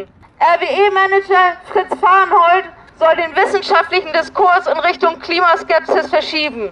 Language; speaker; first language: German; native; German